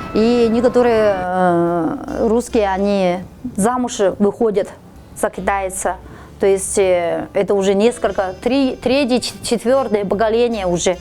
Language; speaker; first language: Russian; non-native, fluent; Chinese